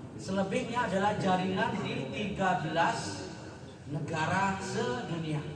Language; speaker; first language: Indonesian; non-native, local second language; Javanese